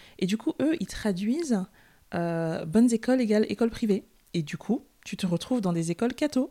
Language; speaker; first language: French; native; French